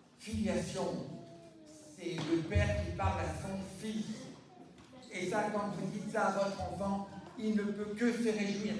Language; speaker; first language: French; native; French